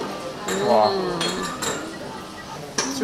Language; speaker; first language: English; non-native, fluent; German